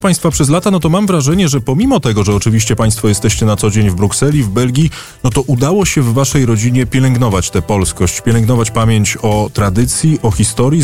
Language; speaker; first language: Polish; native; Polish